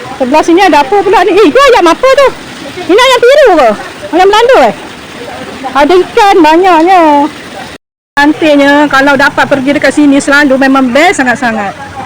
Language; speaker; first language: Malay; native; Malay